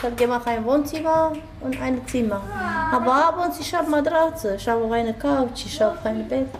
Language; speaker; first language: German; non-native, learner; Romanian